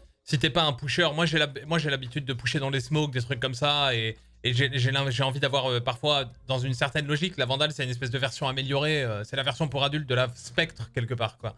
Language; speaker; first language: French; native; French